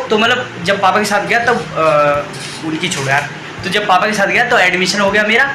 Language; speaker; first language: Hindi; native; Hindi